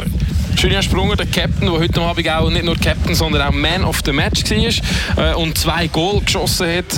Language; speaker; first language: German; native; German